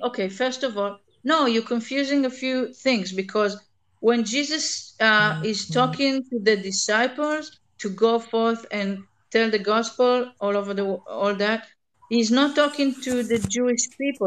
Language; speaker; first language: English; non-native, fluent; Hebrew